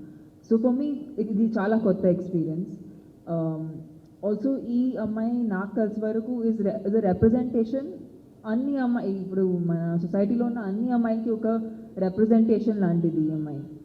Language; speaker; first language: Telugu; non-native, local second language; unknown